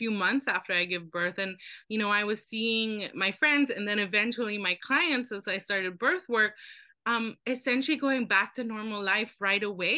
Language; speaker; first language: English; native; English